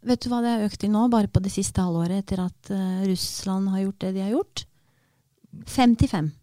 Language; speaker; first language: Norwegian; early bilingual, other home language; Romanian